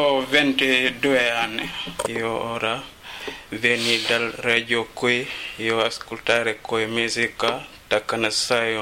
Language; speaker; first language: Italian; non-native, learner; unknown